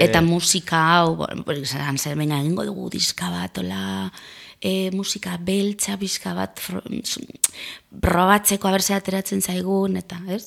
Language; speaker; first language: Basque; non-native, local second language; Spanish